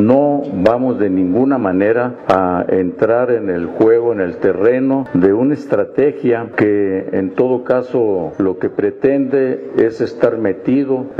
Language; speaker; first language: Spanish; native; Spanish